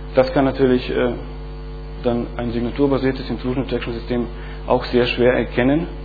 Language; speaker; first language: German; non-native, fluent; Bosnian